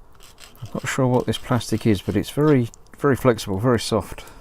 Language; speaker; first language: English; native; English